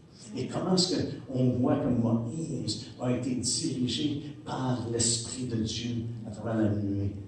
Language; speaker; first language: French; native; French